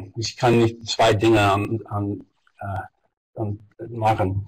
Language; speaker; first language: German; non-native, fluent; English